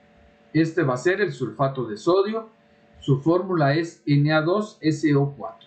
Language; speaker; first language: Spanish; native; Spanish